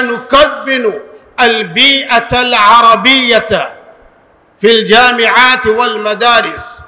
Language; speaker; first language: Arabic; non-native, fluent; Urdu